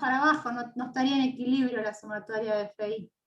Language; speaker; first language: Spanish; native; Spanish